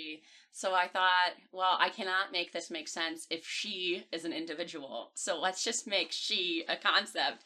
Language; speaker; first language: English; native; English